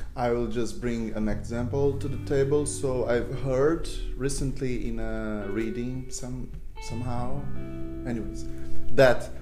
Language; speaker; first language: English; non-native, fluent; Portuguese